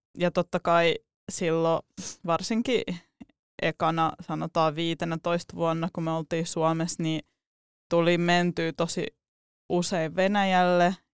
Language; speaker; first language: Finnish; early bilingual, other home language; Russian